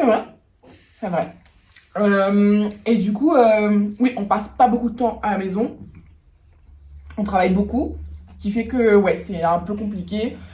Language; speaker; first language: French; native; French